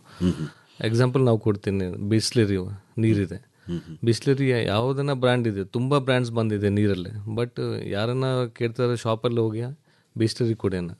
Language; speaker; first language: Kannada; non-native, learner; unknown